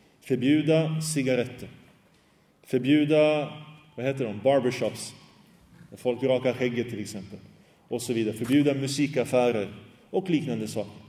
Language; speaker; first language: Swedish; early bilingual, other home language; Arabic